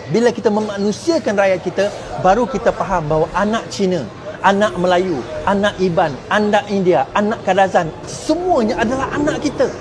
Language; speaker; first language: Malay; non-native, local second language; Chinese